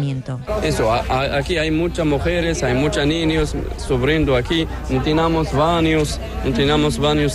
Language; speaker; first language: Spanish; non-native, learner; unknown